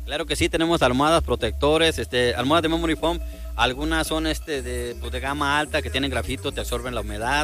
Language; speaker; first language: Spanish; native; Spanish